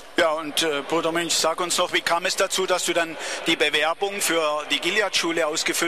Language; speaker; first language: German; native; German